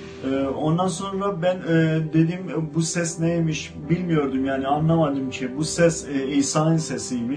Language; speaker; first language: Turkish; non-native, fluent; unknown